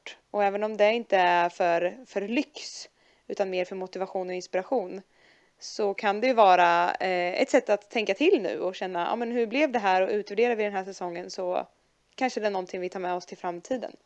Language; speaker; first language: Swedish; native; Swedish